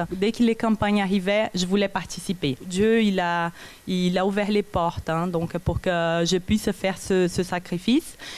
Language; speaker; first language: French; non-native, fluent; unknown